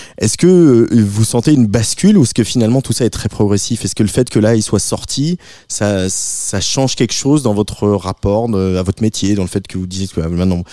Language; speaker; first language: French; native; French